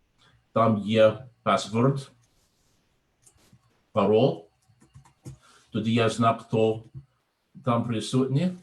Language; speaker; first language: Ukrainian; non-native, learner; English